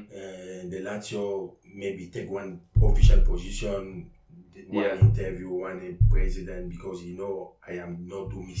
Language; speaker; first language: English; non-native, learner; French